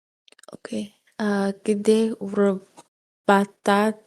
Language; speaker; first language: Russian; non-native, learner; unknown